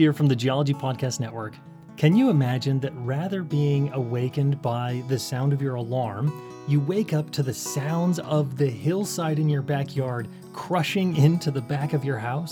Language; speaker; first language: English; native; English